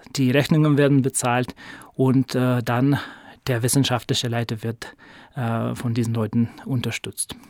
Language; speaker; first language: German; non-native, fluent; Russian